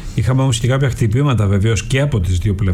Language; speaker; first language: Greek; native; Greek